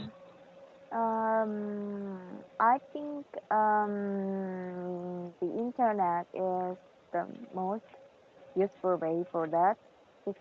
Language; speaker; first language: English; non-native, learner; Korean